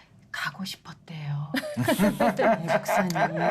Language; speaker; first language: Korean; native; Korean